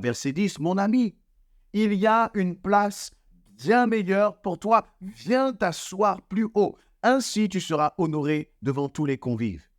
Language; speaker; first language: French; native; French